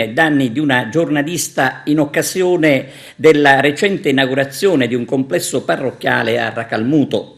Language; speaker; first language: Italian; native; Italian